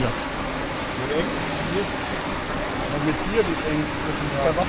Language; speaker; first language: German; native; German